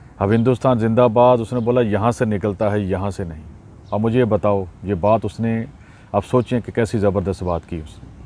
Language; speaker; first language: Urdu; non-native, local second language; Punjabi